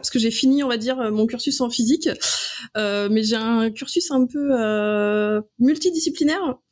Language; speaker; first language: French; native; French